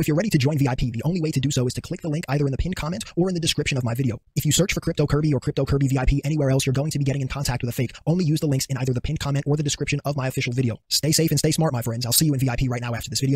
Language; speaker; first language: English; native; English